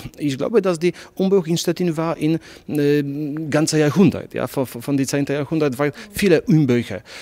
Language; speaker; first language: German; non-native, learner; Polish